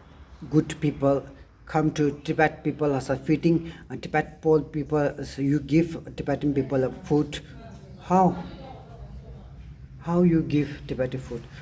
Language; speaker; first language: English; non-native, learner; Tibetan